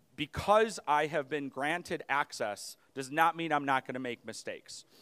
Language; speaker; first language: English; native; English